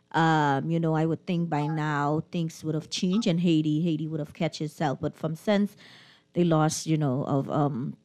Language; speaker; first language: English; non-native, fluent; Haitian Creole